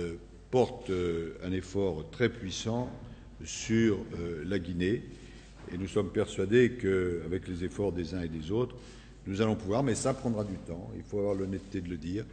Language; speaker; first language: French; native; French